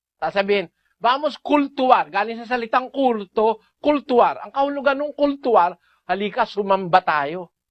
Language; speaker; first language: Filipino; native; Filipino